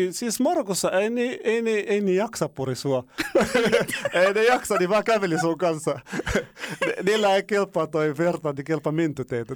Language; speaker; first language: Finnish; non-native, fluent; Arabic